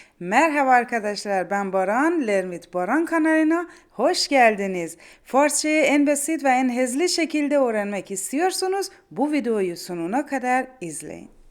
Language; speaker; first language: Turkish; non-native, fluent; Persian